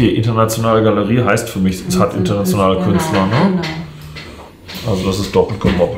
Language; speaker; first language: German; native; German